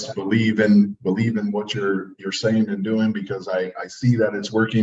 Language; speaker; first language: English; native; English